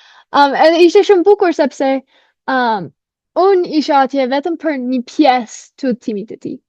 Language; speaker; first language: Albanian; non-native, fluent; English